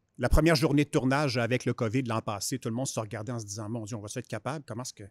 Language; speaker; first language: French; native; French